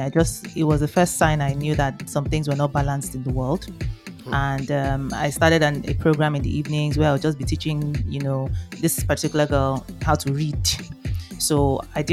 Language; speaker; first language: English; non-native, local second language; Yoruba